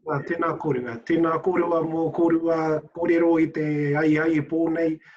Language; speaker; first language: Māori; non-native, local second language; English